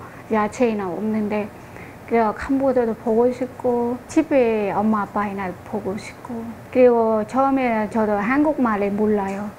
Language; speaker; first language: Korean; non-native, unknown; Khmer